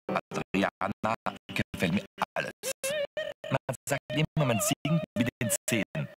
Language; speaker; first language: German; non-native, fluent; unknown